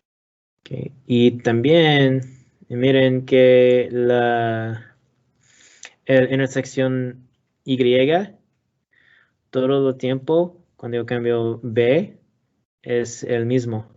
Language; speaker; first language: Spanish; non-native, learner; English